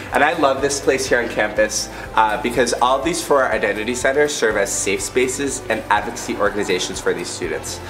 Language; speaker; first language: English; native; English